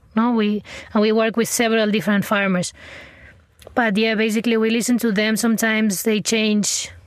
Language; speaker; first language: English; non-native, fluent; Spanish